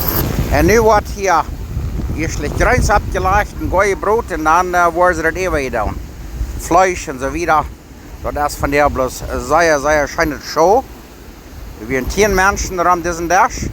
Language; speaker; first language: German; non-native, learner; Plautdietsch